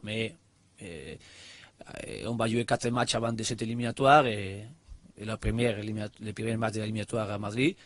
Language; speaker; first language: French; non-native, learner; Spanish